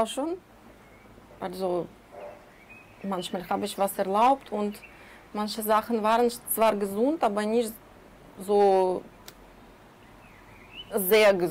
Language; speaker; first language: German; non-native, fluent; Russian